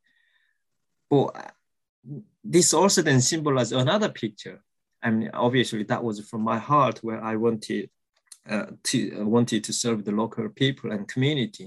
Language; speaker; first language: English; non-native, fluent; Korean